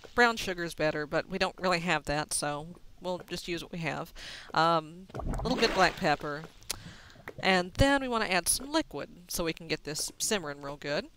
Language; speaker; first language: English; native; English